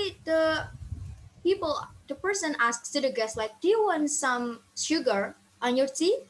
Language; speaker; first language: English; non-native, fluent; Indonesian